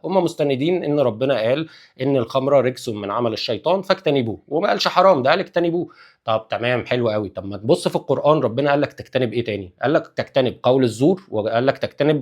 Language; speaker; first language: Arabic; native; Arabic